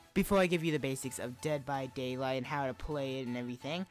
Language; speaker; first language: English; native; English